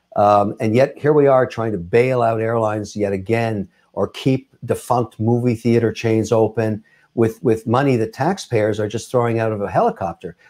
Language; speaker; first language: English; native; English